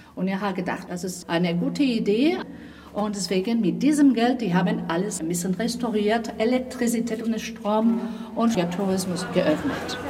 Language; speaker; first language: German; non-native, fluent; Spanish